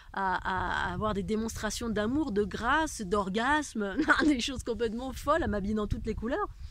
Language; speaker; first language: French; native; French